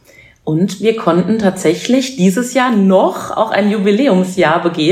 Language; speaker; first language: German; native; German